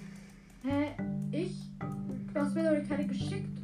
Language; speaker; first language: German; native; German